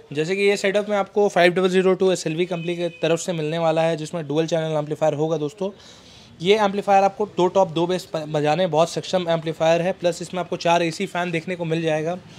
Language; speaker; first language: Hindi; native; Hindi